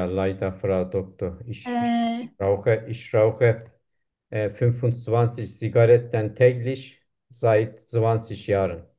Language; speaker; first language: German; non-native, learner; Turkish